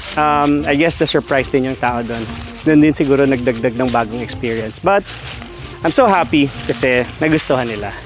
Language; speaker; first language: Filipino; native; Filipino